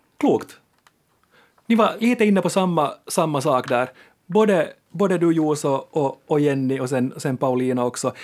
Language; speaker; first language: Swedish; native; Swedish